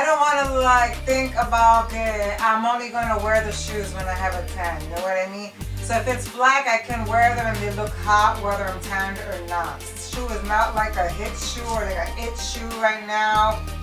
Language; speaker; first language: English; early bilingual, other home language; Spanish